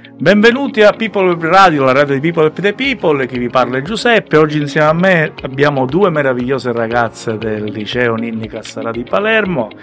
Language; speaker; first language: Italian; native; Italian